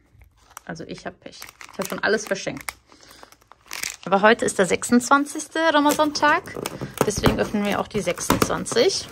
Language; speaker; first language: German; early bilingual, other home language; Turkish